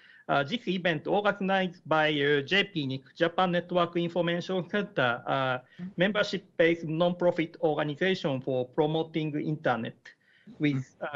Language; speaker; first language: English; non-native, learner; Japanese